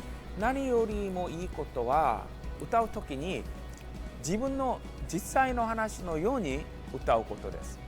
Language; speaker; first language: Japanese; non-native, learner; Korean